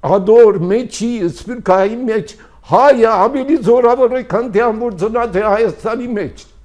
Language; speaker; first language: Armenian; early bilingual, heritage; Armenian